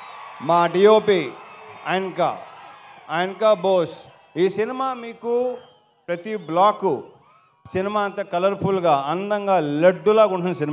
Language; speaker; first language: Telugu; native; Telugu